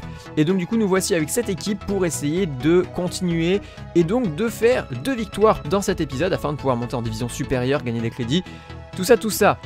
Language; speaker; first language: French; native; French